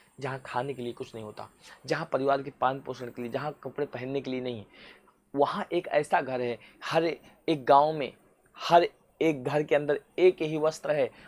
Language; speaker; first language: Hindi; native; Hindi